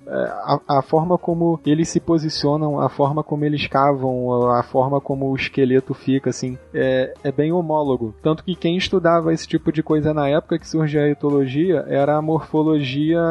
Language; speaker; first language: Portuguese; native; Portuguese